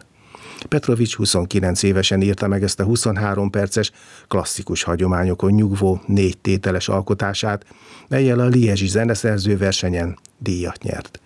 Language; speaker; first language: Hungarian; native; Hungarian